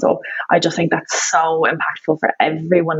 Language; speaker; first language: English; native; English